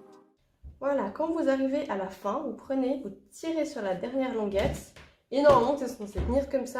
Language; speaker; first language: French; native; French